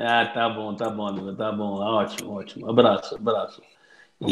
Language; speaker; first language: Portuguese; non-native, learner; English